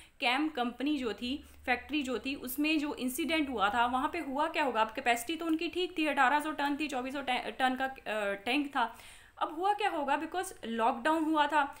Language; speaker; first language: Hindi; non-native, local second language; Punjabi